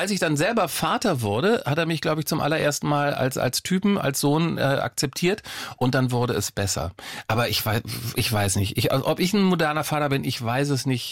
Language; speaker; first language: German; native; German